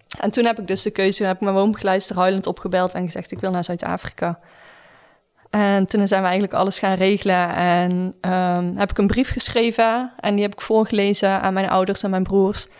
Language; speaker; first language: Dutch; native; Dutch